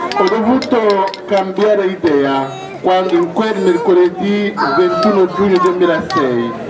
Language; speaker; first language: Italian; non-native, fluent; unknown